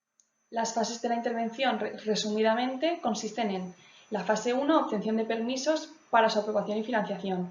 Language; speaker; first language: Spanish; native; Spanish